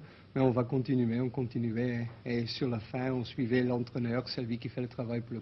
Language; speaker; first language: French; non-native, local second language; Dutch